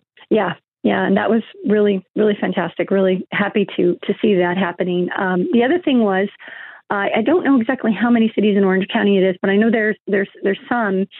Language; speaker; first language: English; native; English